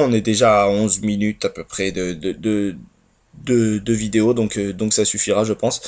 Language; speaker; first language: French; native; French